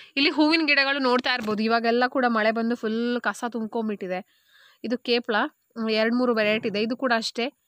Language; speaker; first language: Kannada; non-native, local second language; Tulu